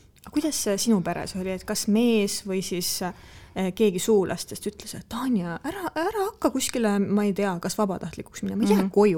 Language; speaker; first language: Estonian; native; Estonian